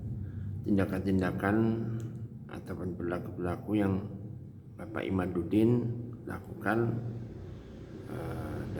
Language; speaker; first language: Indonesian; native; Indonesian